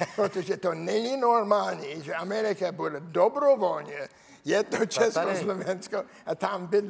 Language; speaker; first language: Czech; non-native, learner; English